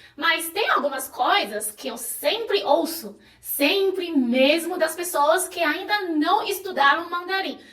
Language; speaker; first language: Portuguese; non-native, fluent; Chinese